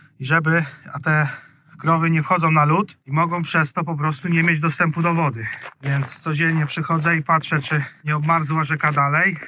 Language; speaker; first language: Polish; native; Polish